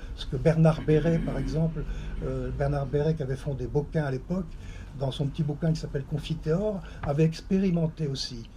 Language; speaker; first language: French; native; French